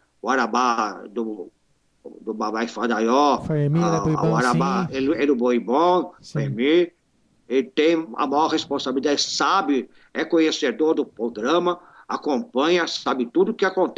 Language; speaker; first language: Portuguese; native; Portuguese